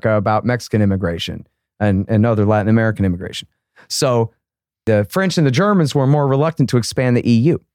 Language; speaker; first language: English; native; English